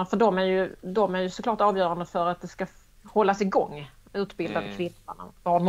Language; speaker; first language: Swedish; native; Swedish